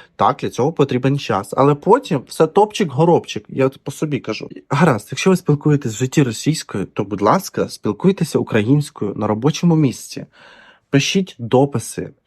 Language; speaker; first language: Ukrainian; non-native, local second language; Russian